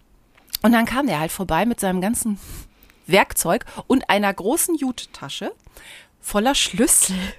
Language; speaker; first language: German; native; German